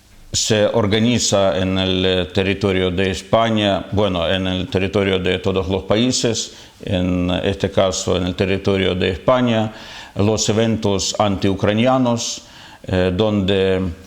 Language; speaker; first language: Spanish; non-native, fluent; Ukrainian